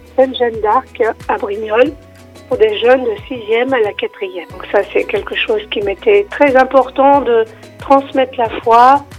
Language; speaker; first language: French; native; French